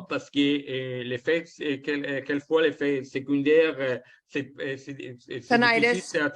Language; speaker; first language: French; non-native, learner; Italian